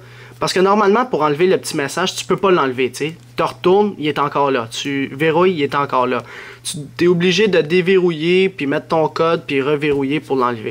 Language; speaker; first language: French; native; French